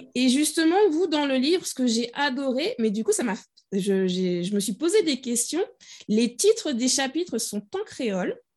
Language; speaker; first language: French; native; French